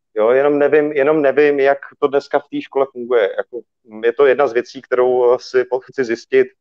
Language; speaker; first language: Czech; early bilingual, other home language; Russian